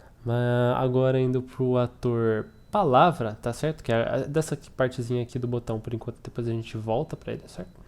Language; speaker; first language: Portuguese; native; Portuguese